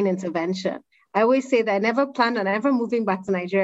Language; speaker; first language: English; non-native, local second language; Igbo